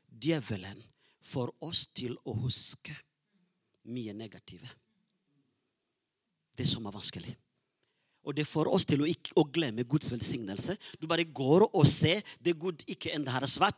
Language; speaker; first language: Norwegian; non-native, fluent; Rundi